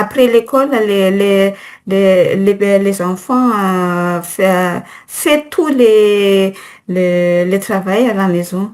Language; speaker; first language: French; non-native, learner; Malagasy